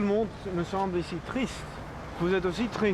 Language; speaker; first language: French; non-native, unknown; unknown